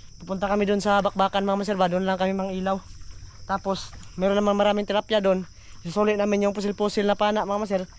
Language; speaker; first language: Filipino; native; Filipino